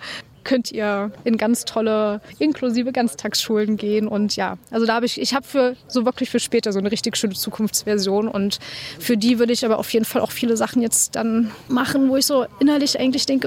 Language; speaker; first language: German; native; German